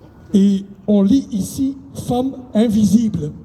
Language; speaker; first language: French; non-native, local second language; Dutch